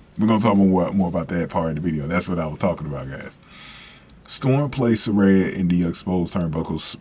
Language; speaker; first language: English; native; English